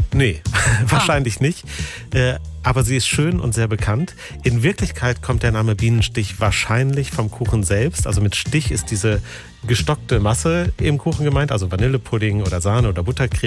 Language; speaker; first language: German; native; German